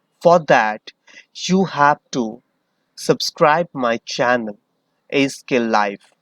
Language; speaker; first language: English; non-native, learner; Hindi